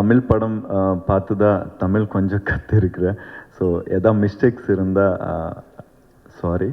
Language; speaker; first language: Tamil; non-native, learner; Kannada